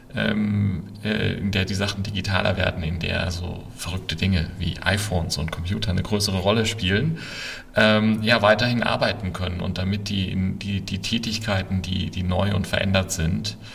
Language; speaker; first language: German; native; German